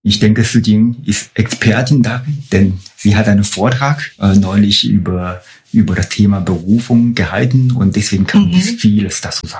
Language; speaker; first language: German; non-native, fluent; Chinese